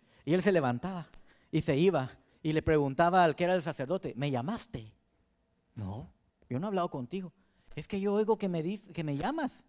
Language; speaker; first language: Spanish; native; Spanish